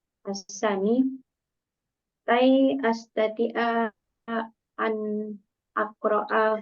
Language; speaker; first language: Arabic; non-native, learner; Indonesian